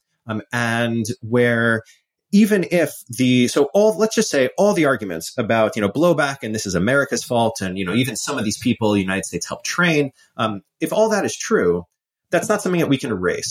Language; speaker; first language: English; native; English